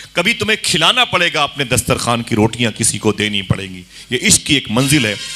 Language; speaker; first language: Hindi; native; Hindi